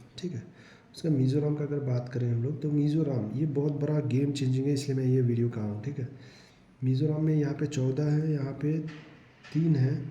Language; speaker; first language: Hindi; non-native, local second language; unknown